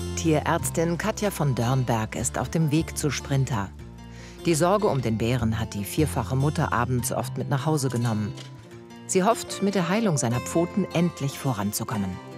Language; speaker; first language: German; native; German